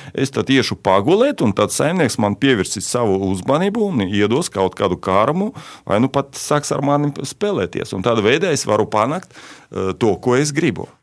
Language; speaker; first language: Latvian; non-native, local second language; Russian